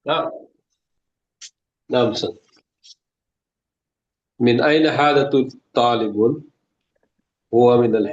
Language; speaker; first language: Arabic; non-native, learner; Indonesian